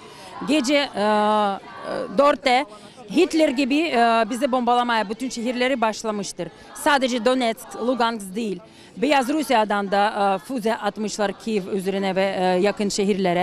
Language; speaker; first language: Turkish; non-native, learner; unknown